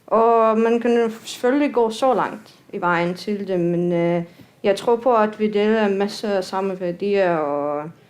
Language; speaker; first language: Danish; non-native, fluent; Russian